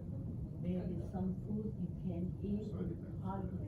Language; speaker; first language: English; non-native, learner; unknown